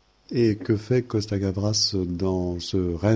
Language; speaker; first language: French; native; French